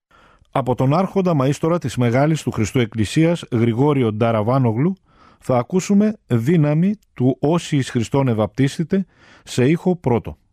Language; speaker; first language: Greek; native; Greek